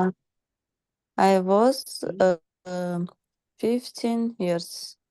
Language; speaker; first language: English; non-native, learner; Kazakh